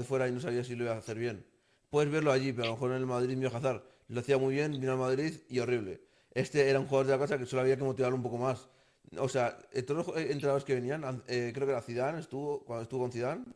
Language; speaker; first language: Spanish; native; Spanish